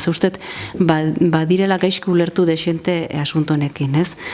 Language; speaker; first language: Basque; native; Basque